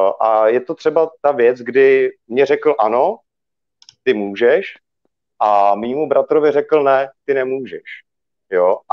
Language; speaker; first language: Czech; early bilingual, other home language; Russian